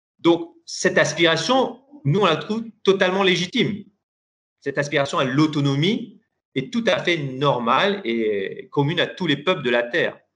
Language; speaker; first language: French; non-native, local second language; Persian